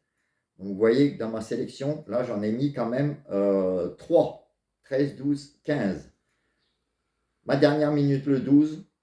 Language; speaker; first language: French; native; French